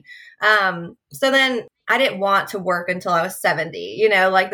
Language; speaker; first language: English; native; English